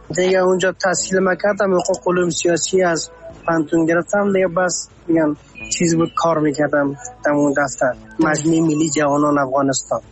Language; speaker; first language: Persian; native; Persian